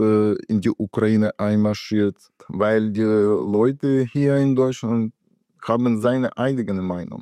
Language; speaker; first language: German; non-native, learner; Russian